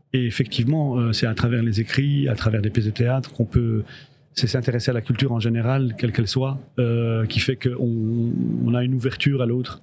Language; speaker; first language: French; early bilingual, other home language; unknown